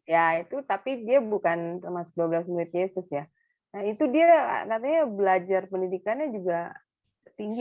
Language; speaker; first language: Indonesian; native; Indonesian